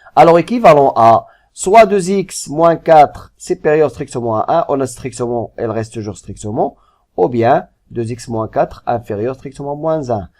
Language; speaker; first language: French; non-native, local second language; Arabic